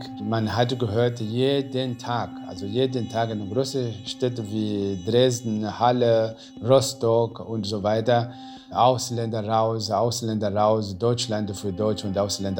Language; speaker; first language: German; non-native, learner; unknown